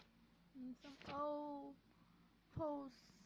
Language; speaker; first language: English; non-native, learner; Vietnamese